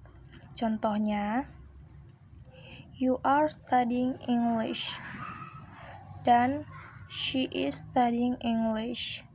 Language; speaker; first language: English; non-native, learner; Indonesian